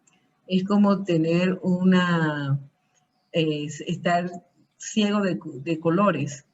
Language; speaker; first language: Spanish; early bilingual, heritage; Spanish